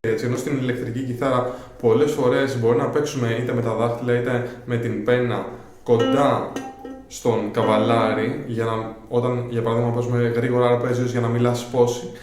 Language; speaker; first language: Greek; native; Greek